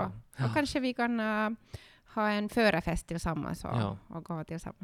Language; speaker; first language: Swedish; non-native, learner; Finnish